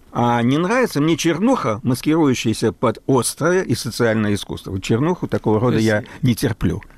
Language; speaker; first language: Russian; non-native, local second language; German